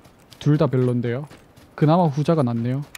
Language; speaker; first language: Korean; native; Korean